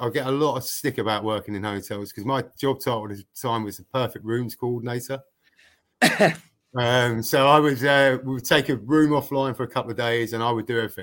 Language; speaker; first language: English; native; English